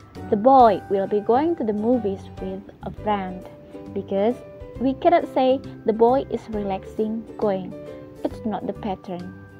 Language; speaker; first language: English; non-native, fluent; Indonesian